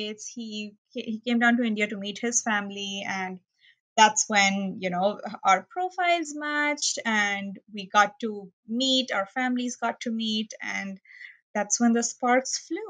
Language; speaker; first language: English; non-native, local second language; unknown